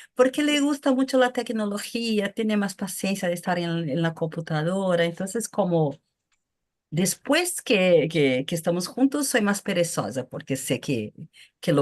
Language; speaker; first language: Spanish; non-native, fluent; Portuguese